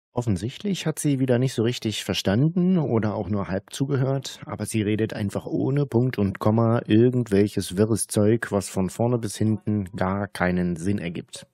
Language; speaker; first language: German; native; German